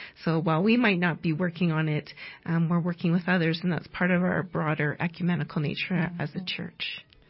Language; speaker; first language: English; native; English